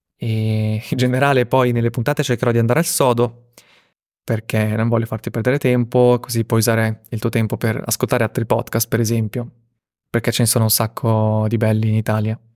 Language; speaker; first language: Italian; early bilingual, other home language; Russian